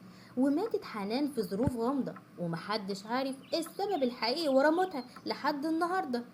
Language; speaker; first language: Arabic; native; Arabic